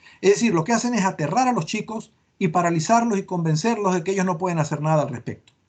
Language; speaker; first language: Spanish; native; Spanish